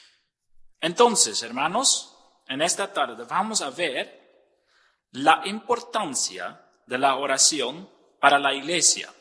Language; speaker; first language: Spanish; non-native, fluent; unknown